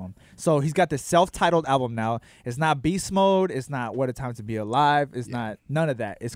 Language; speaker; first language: English; native; English